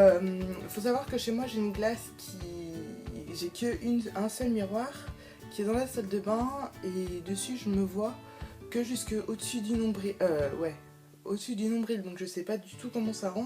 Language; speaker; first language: French; native; French